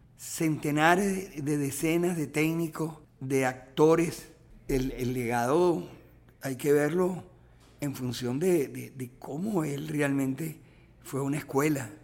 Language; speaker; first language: Spanish; native; Spanish